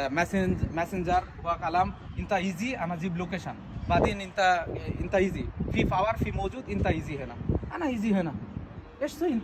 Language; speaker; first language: Arabic; non-native, learner; Bangla